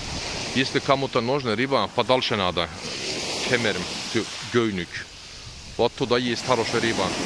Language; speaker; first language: Russian; non-native, learner; Turkish